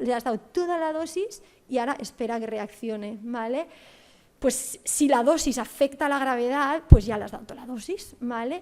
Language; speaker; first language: Spanish; native; Spanish